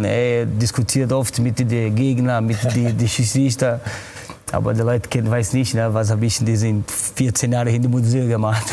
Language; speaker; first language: German; non-native, fluent; Portuguese